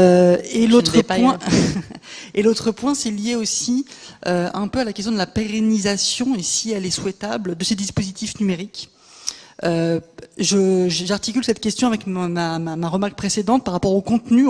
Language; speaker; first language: French; native; French